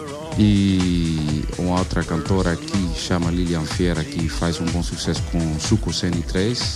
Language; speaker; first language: Portuguese; non-native, learner; Dutch